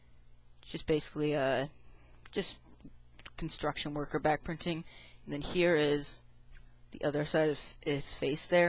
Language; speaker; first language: English; native; English